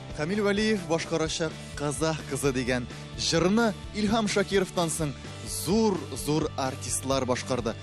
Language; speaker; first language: Tatar; native; Tatar